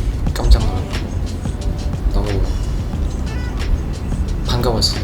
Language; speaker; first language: Korean; non-native, fluent; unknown